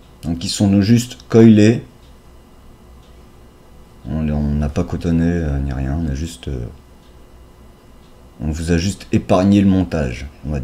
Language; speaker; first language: French; native; French